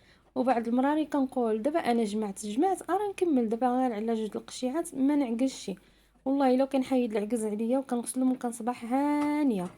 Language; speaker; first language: Arabic; native; Arabic